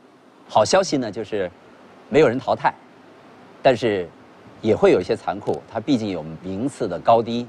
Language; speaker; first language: Chinese; native; Chinese